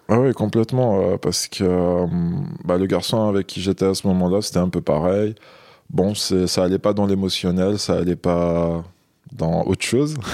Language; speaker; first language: French; non-native, local second language; Kabyle